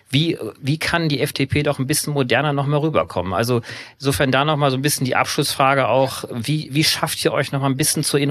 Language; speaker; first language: German; native; German